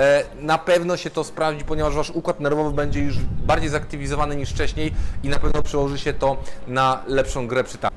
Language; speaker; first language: Polish; native; Polish